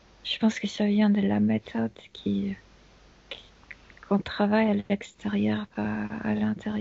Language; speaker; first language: French; non-native, fluent; Spanish